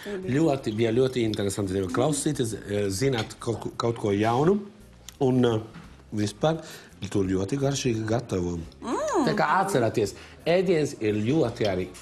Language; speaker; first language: Latvian; non-native, fluent; Italian